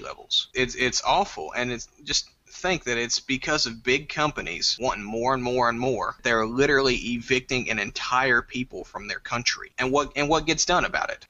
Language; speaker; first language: English; native; English